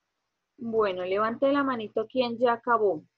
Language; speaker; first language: Spanish; native; Spanish